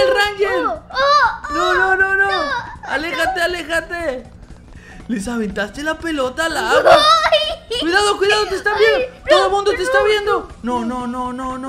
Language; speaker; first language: Spanish; native; Spanish